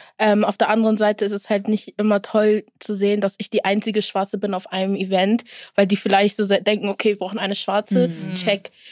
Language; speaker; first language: German; early bilingual, other home language; Akan